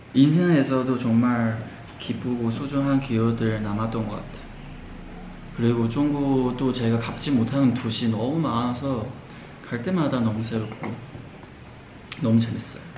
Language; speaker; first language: Korean; non-native, fluent; Chinese